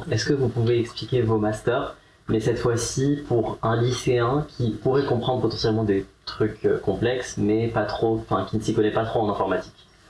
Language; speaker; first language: French; native; French